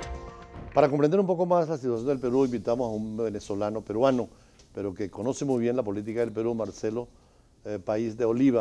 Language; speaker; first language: Spanish; native; Spanish